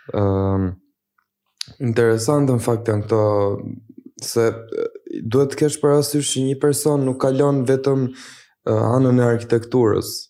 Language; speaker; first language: Albanian; native; Albanian